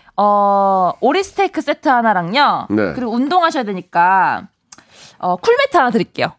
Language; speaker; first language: Korean; native; Korean